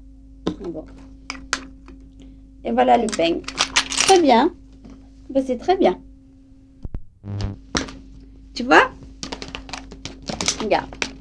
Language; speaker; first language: French; native; French